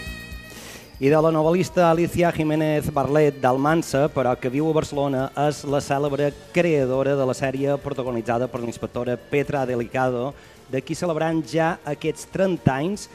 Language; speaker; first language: Catalan; native; Catalan